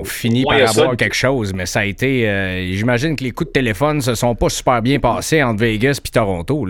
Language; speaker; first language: French; native; French